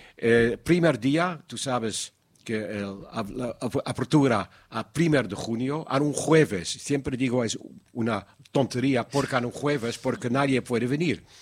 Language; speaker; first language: Spanish; non-native, learner; Dutch